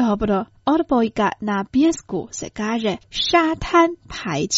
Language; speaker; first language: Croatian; non-native, fluent; Chinese